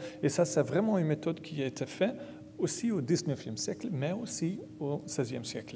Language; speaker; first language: French; non-native, learner; Dutch